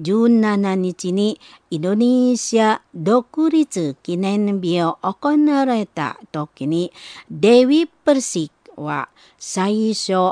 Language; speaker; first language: Japanese; non-native, learner; Indonesian